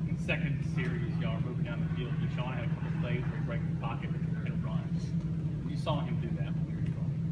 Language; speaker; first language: English; native; English